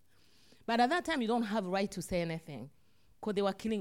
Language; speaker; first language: English; non-native, local second language; Kinyarwanda